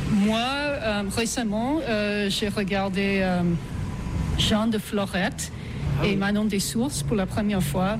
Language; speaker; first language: French; non-native, fluent; English